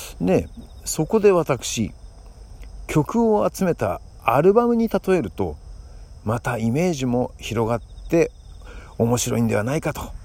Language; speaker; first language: Japanese; native; Japanese